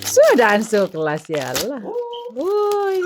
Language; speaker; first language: Finnish; non-native, learner; Filipino